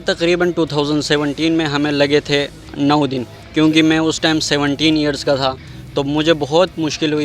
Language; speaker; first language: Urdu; non-native, local second language; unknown